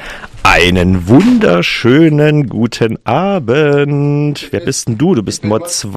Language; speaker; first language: German; native; German